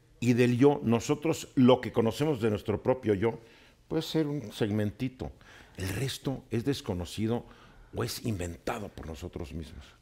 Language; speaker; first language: Spanish; native; Spanish